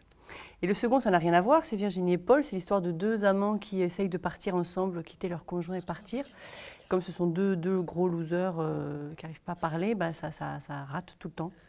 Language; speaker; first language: French; native; French